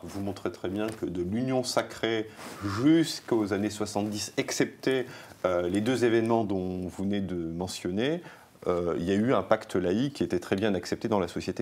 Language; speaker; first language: French; native; French